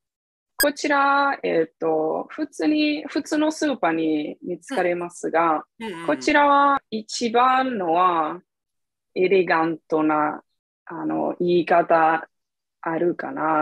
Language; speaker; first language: Japanese; non-native, fluent; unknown